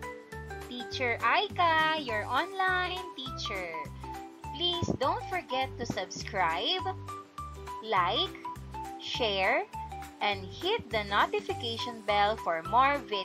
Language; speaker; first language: English; non-native, local second language; Filipino